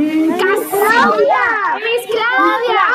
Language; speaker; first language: Spanish; native; Spanish